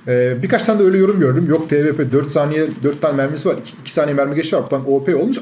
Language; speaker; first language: Turkish; native; Turkish